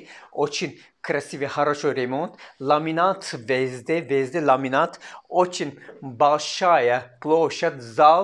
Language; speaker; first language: Russian; non-native, learner; Turkish